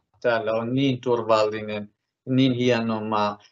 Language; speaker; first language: Finnish; non-native, fluent; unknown